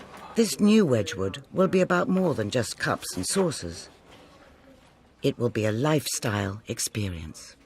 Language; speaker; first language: English; native; English